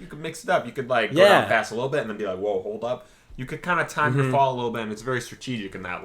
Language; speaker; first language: English; native; English